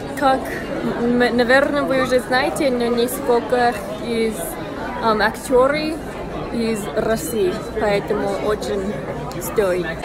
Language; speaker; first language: Russian; early bilingual, heritage; Russian